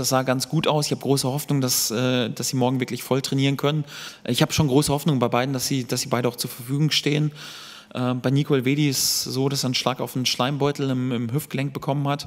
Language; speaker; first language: German; native; German